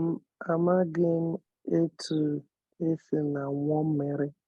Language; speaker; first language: Igbo; early bilingual, heritage; Igbo